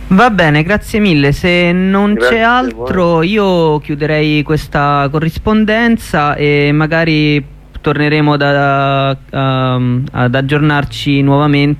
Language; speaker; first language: Italian; native; Italian